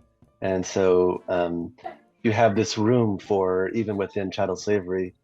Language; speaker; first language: English; native; English